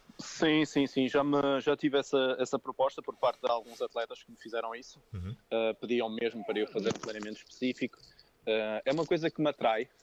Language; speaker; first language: Portuguese; early bilingual, other home language; French